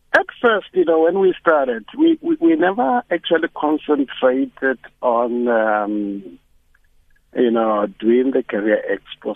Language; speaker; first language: English; non-native, local second language; Northern Sotho